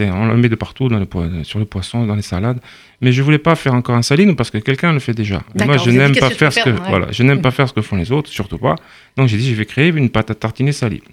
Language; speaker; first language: French; native; French